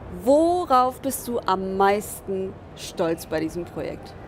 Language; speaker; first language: German; native; German